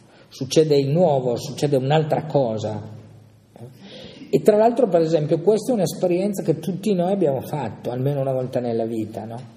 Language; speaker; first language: Italian; native; Italian